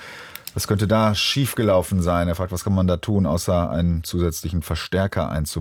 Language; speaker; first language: German; native; German